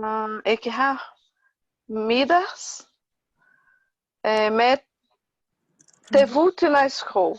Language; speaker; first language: Dutch; non-native, learner; Portuguese